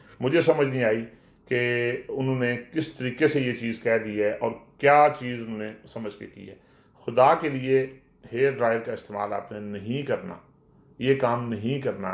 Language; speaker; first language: Urdu; non-native, local second language; Punjabi